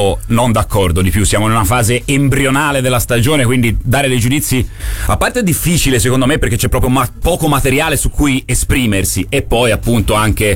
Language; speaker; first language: Italian; native; Italian